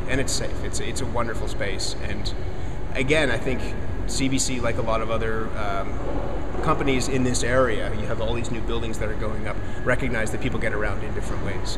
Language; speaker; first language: English; native; English